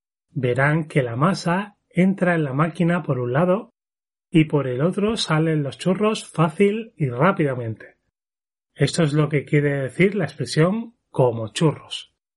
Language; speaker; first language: Spanish; native; Spanish